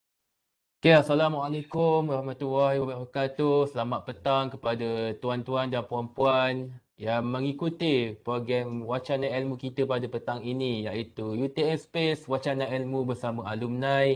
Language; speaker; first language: Malay; native; Malay